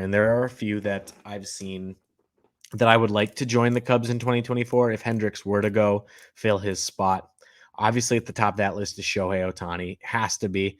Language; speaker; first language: English; native; English